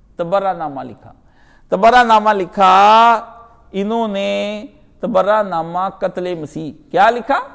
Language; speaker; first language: Urdu; non-native, local second language; Punjabi